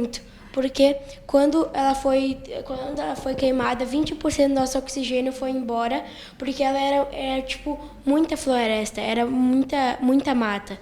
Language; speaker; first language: Portuguese; native; Portuguese